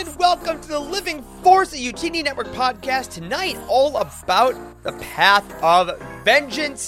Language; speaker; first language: English; native; English